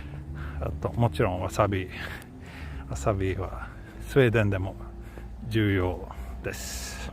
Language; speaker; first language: Japanese; non-native, learner; Swedish